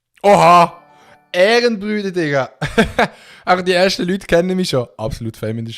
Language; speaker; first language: German; native; German